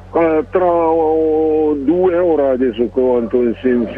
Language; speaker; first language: Italian; non-native, learner; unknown